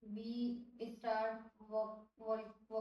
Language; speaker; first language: English; non-native, learner; Hindi